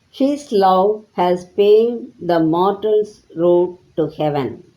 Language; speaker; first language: English; non-native, local second language; Tamil